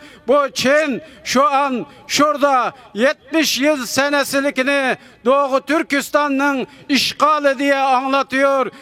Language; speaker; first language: Turkish; non-native, fluent; Uyghur